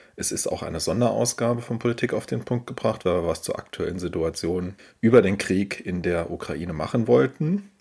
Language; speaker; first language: German; native; German